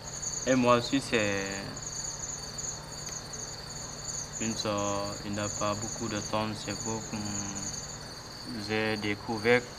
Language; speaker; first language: French; non-native, learner; Vietnamese